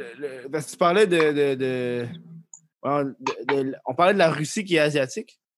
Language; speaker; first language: French; native; French